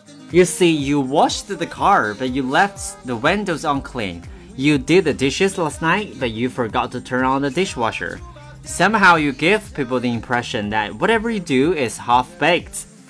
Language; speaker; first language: English; non-native, fluent; Chinese